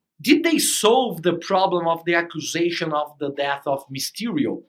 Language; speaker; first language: English; non-native, fluent; Portuguese